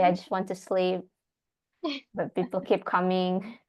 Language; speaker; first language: English; non-native, learner; Indonesian